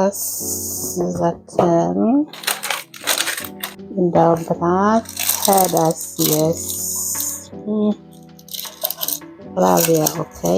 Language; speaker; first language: Polish; non-native, learner; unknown